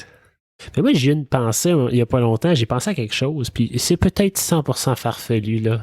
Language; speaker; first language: French; native; French